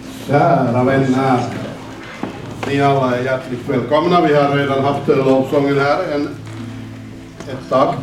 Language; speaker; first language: Swedish; non-native, fluent; Finnish